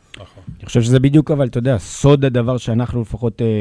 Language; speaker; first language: Hebrew; native; Hebrew